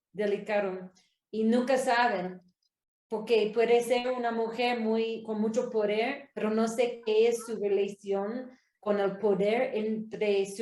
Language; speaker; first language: Spanish; non-native, learner; English